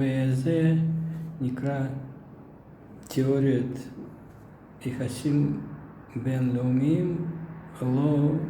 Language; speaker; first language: Hebrew; non-native, fluent; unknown